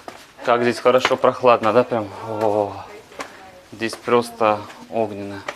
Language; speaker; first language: Russian; native; Russian